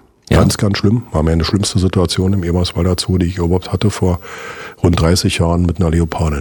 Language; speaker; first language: German; native; German